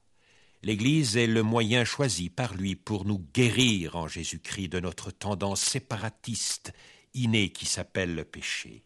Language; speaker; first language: French; native; French